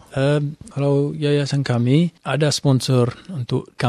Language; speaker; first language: Indonesian; non-native, fluent; English